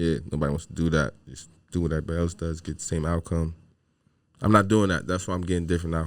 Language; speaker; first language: English; native; English